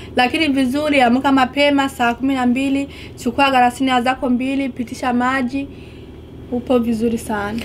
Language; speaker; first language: Swahili; non-native, local second language; Rundi